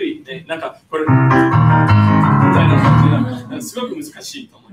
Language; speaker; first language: Japanese; non-native, fluent; English